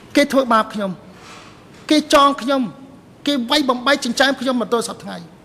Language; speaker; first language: Khmer; native; Khmer